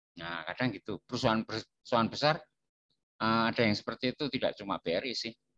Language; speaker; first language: Indonesian; non-native, local second language; Javanese